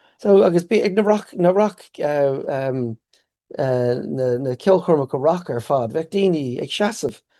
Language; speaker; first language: Irish; native; Irish